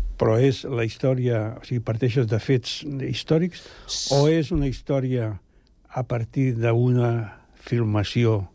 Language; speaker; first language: Catalan; native; Catalan